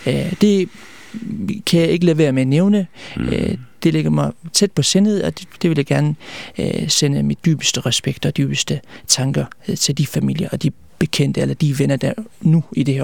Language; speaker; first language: Danish; early bilingual, other home language; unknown